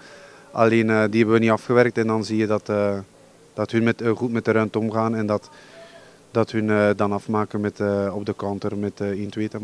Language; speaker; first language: Dutch; native; Dutch